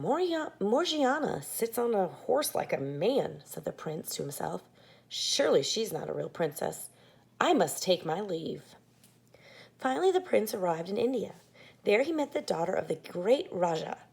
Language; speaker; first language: English; native; English